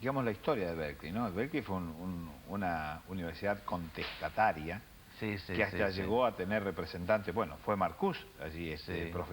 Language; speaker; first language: Spanish; native; Spanish